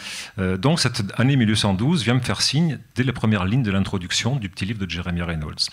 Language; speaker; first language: French; native; French